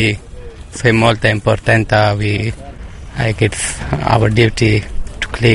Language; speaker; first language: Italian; non-native, learner; Urdu